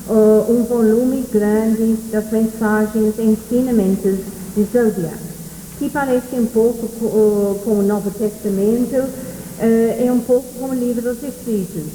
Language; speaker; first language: Portuguese; non-native, fluent; English